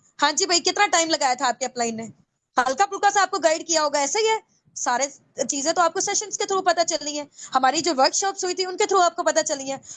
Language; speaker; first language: Urdu; non-native, local second language; Punjabi